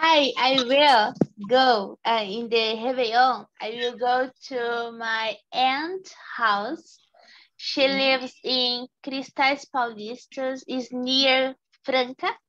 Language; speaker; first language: English; non-native, learner; Portuguese